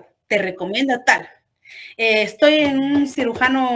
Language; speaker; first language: Spanish; native; Spanish